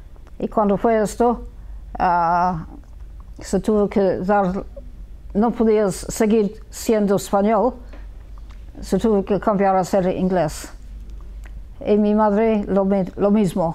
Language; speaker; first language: Spanish; early bilingual, heritage; Spanish